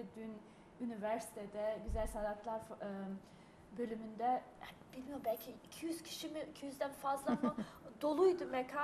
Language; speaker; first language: Turkish; early bilingual, heritage; Turkish